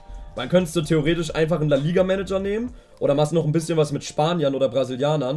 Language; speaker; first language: German; native; German